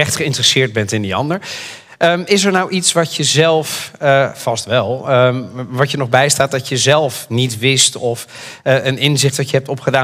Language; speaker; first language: Dutch; native; Dutch